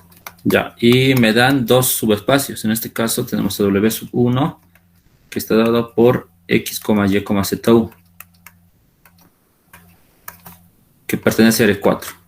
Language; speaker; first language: Spanish; native; Spanish